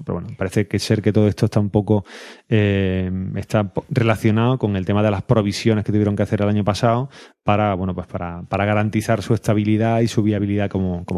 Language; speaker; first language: Spanish; native; Spanish